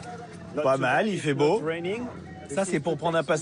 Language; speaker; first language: French; native; French